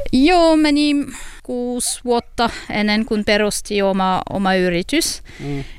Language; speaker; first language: Finnish; non-native, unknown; French